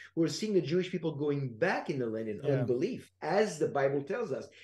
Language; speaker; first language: English; non-native, fluent; French